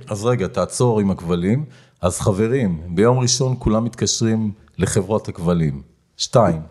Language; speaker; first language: Hebrew; native; Hebrew